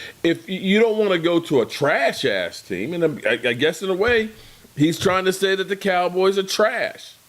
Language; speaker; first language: English; native; English